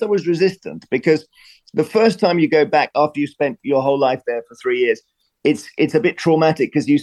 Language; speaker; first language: English; native; English